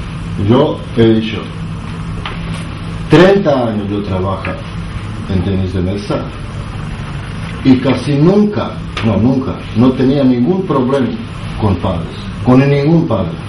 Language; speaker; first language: Spanish; non-native, learner; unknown